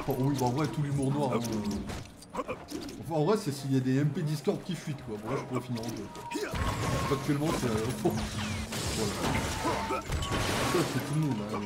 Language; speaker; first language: French; native; French